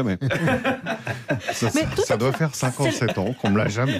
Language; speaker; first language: French; native; French